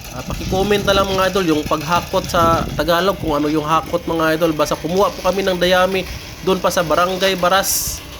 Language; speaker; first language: Filipino; non-native, local second language; Hiligaynon